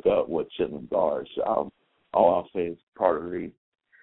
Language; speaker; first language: English; native; English